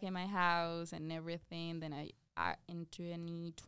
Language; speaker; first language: English; non-native, fluent; Spanish